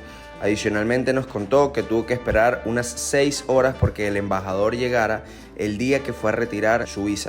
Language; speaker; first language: Spanish; native; Spanish